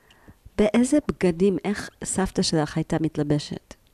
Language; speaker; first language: Hebrew; native; Hebrew